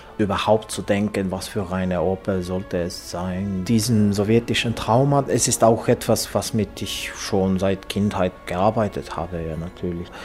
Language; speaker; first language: German; non-native, fluent; Estonian